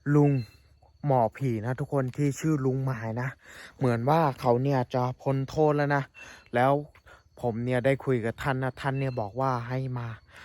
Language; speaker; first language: Thai; non-native, local second language; S'gaw Karen